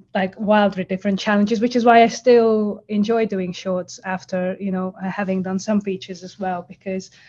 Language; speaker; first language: English; non-native, fluent; Hungarian